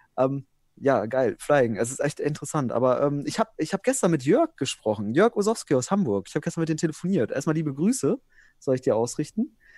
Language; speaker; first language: German; early bilingual, other home language; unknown